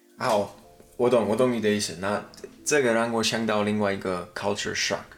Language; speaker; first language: Chinese; non-native, fluent; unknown